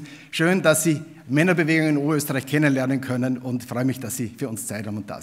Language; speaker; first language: German; native; German